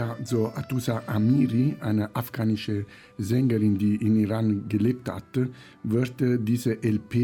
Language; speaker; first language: German; non-native, fluent; Italian